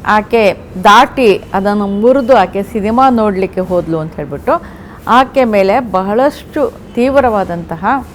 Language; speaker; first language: Kannada; non-native, local second language; Urdu